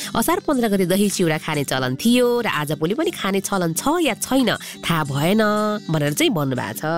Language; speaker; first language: Nepali; native; Nepali